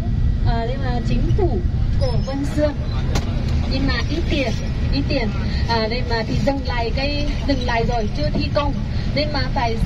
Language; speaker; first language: Vietnamese; non-native, fluent; Chinese